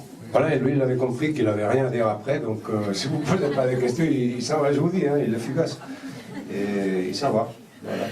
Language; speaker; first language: French; native; French